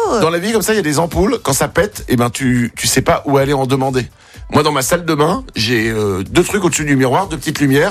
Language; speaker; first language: French; native; French